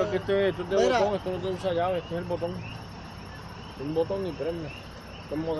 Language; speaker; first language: Spanish; native; Spanish